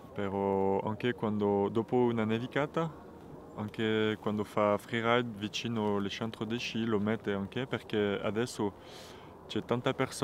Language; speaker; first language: Italian; non-native, fluent; French